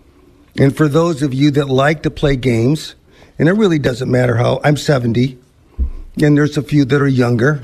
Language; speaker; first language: English; native; English